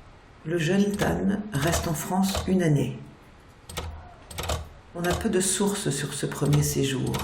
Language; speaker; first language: French; native; French